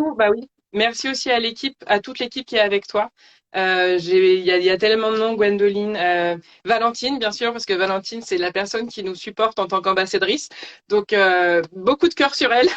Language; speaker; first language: French; native; French